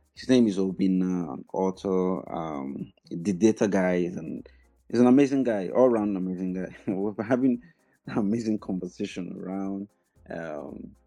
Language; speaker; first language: English; non-native, local second language; Igbo